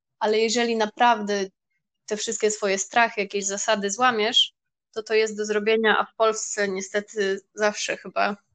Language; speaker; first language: Polish; early bilingual, heritage; Polish